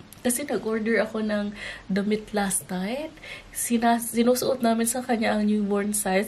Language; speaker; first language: Filipino; native; Filipino